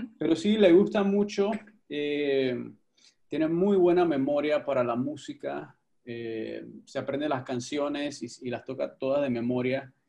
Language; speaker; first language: Spanish; native; Spanish